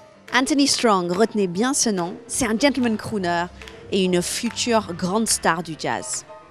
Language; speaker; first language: French; non-native, fluent; English